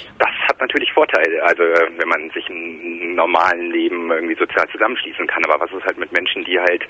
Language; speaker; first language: German; native; German